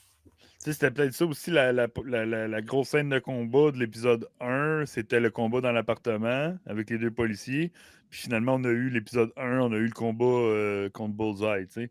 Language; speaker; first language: French; native; French